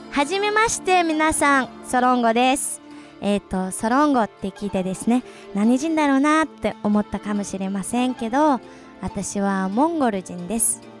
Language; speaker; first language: Japanese; non-native, fluent; Mongolian